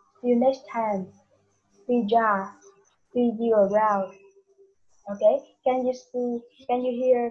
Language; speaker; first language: English; non-native, learner; Vietnamese